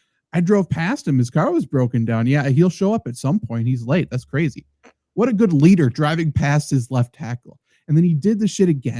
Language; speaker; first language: English; native; English